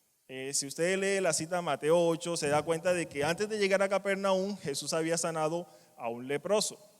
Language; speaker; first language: Spanish; native; Spanish